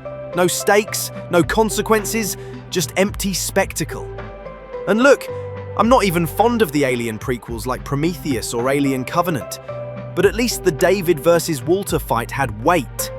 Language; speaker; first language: English; native; English